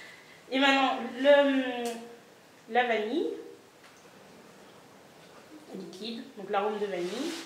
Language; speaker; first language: French; native; French